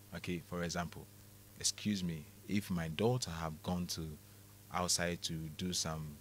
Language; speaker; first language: English; non-native, local second language; Akan